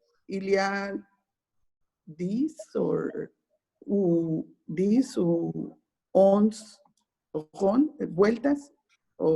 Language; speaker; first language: French; non-native, learner; Spanish